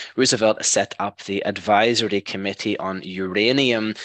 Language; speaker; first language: English; native; English